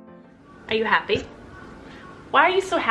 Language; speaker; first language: English; native; English